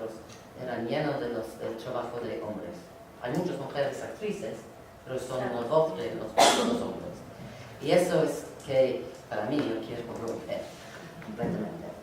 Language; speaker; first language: Spanish; non-native, learner; English